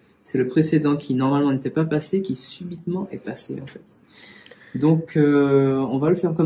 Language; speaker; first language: French; native; French